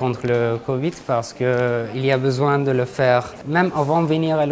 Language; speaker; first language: French; non-native, fluent; Turkish